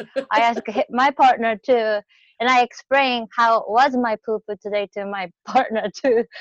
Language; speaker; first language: English; non-native, fluent; Japanese